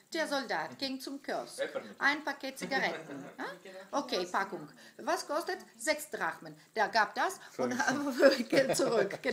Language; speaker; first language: German; non-native, fluent; Greek